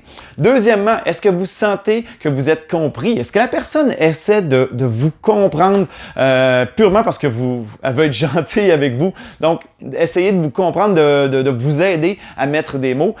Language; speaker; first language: French; native; French